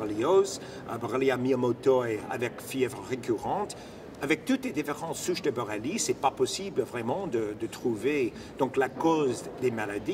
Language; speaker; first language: French; non-native, fluent; English